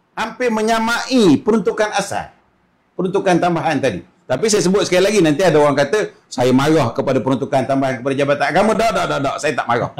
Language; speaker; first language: Malay; native; Malay